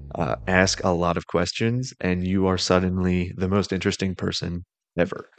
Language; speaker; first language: English; native; English